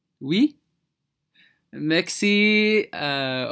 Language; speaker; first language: French; non-native, learner; Chinese